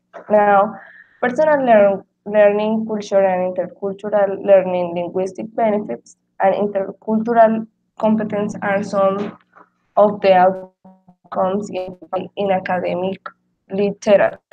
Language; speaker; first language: English; non-native, learner; Spanish